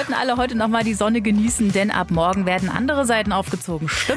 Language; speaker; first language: German; native; German